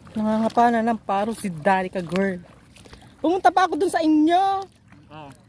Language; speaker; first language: Filipino; native; Filipino